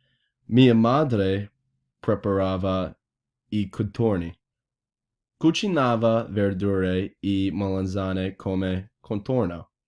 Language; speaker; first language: Italian; non-native, learner; English